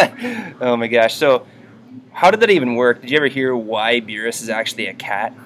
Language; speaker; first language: English; native; English